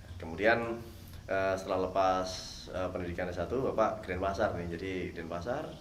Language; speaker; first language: Indonesian; native; Indonesian